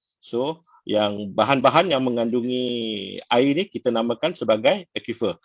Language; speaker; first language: Malay; non-native, local second language; Tamil